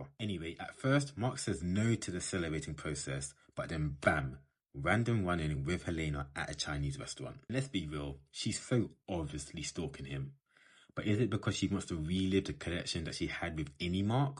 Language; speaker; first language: English; native; English